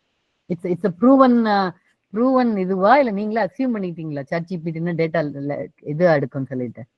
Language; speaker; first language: Tamil; native; Tamil